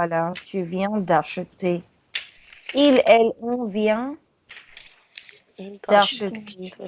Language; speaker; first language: French; non-native, fluent; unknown